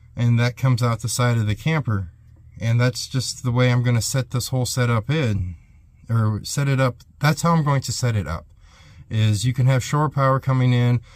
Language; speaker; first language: English; native; English